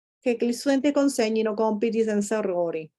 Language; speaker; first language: Italian; non-native, fluent; Spanish